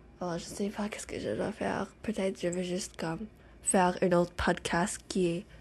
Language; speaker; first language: French; non-native, learner; English